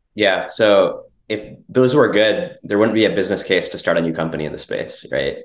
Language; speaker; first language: English; native; English